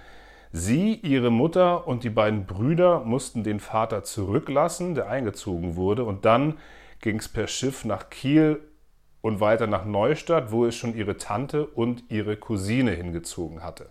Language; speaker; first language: German; native; German